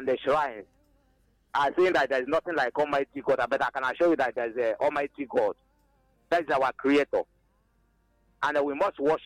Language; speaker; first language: English; non-native, local second language; Igbo